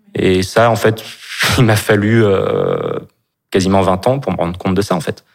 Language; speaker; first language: French; native; French